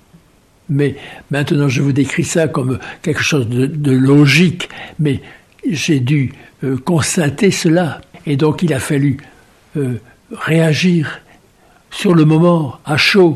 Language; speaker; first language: French; native; French